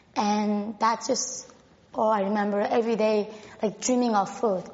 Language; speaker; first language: English; non-native, fluent; Korean